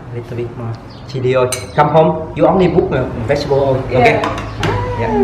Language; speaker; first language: English; non-native, local second language; Vietnamese